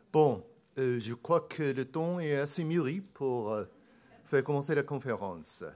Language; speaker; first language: French; non-native, fluent; Japanese